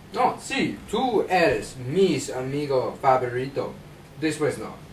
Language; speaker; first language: Spanish; non-native, learner; English